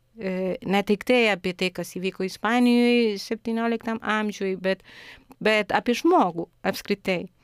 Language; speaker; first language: Lithuanian; non-native, fluent; Spanish